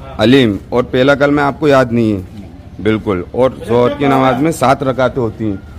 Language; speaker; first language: Hindi; native; Hindi